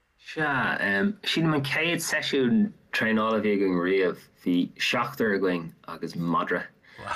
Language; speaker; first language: Irish; non-native, local second language; English